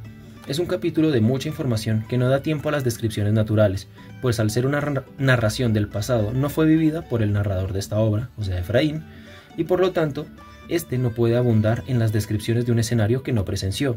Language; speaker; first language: Spanish; native; Spanish